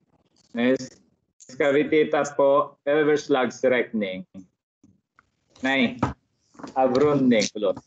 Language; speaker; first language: Swedish; non-native, fluent; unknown